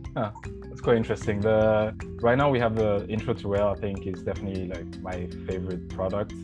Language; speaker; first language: English; non-native, fluent; French